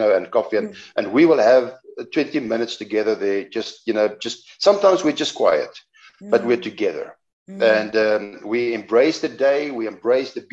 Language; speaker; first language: English; non-native, local second language; Afrikaans